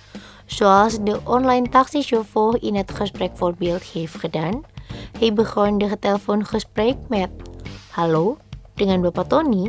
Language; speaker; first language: Dutch; non-native, learner; Indonesian